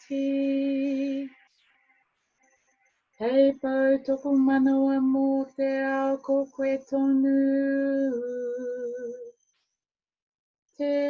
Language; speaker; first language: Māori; non-native, fluent; English